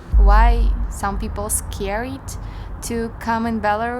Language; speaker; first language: English; non-native, learner; Russian